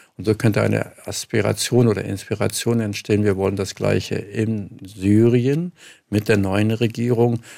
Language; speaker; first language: German; early bilingual, other home language; Kurdish